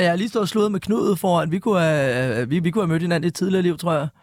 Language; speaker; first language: Danish; native; Danish